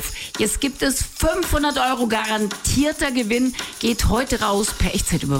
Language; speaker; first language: German; native; German